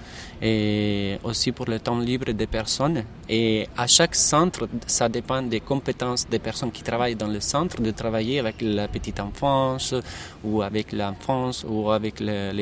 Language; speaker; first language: French; non-native, fluent; Italian